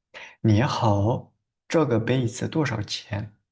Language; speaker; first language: Chinese; non-native, fluent; Uzbek